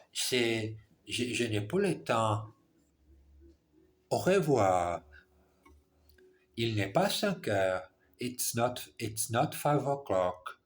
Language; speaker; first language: French; non-native, learner; English